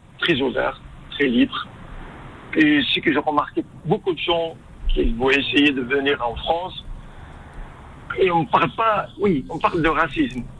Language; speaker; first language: French; non-native, local second language; Arabic